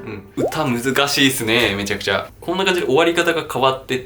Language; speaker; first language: Japanese; native; Japanese